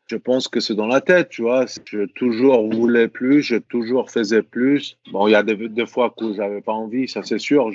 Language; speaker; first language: French; non-native, fluent; Greek